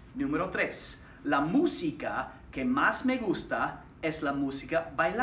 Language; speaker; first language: Spanish; non-native, fluent; English